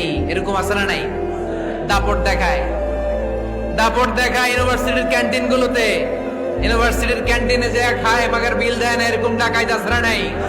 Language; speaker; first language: Bangla; native; Bangla